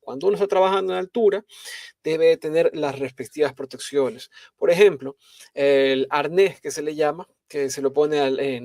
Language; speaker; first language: Spanish; native; Spanish